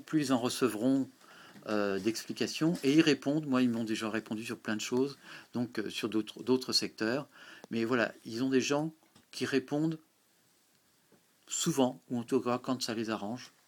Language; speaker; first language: French; native; French